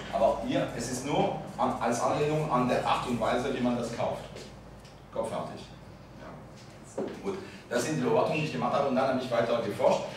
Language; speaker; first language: German; non-native, fluent; French